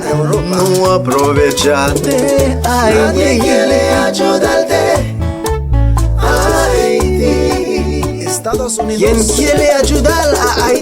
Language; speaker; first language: Spanish; non-native, learner; Haitian Creole